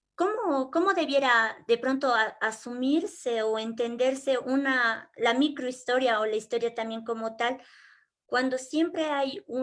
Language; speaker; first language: Spanish; native; Spanish